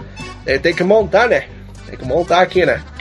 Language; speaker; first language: Portuguese; native; Portuguese